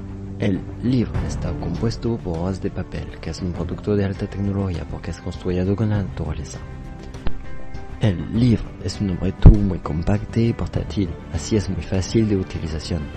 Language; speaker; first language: Spanish; non-native, learner; French